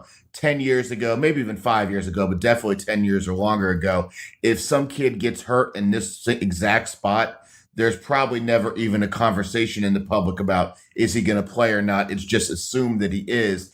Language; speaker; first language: English; native; English